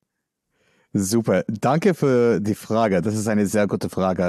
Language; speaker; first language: German; non-native, learner; English